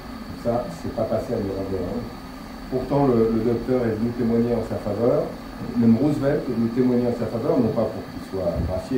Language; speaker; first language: French; native; French